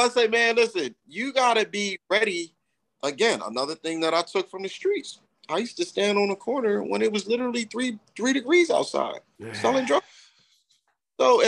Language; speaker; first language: English; native; English